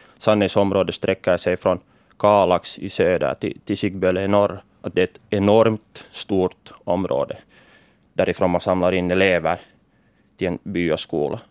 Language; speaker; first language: Swedish; native; Swedish